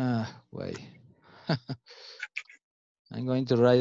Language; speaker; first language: English; non-native, learner; Spanish